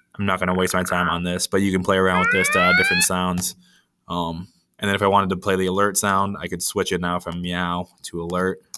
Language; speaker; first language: English; native; English